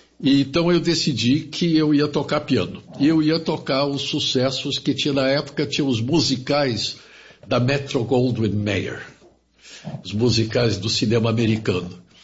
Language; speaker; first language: Portuguese; early bilingual, other home language; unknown